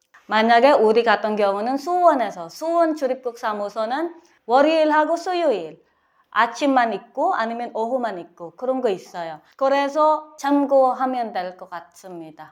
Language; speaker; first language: Korean; non-native, learner; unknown